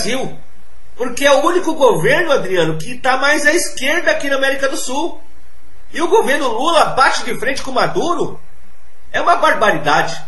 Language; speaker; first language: Portuguese; native; Portuguese